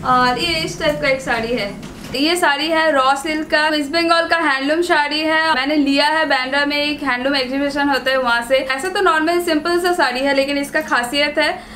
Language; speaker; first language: Hindi; non-native, local second language; Bangla